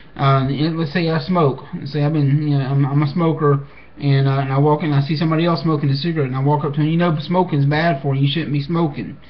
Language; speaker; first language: English; native; English